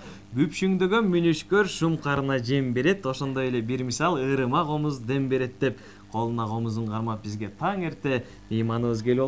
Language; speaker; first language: Kyrgyz; native; Kyrgyz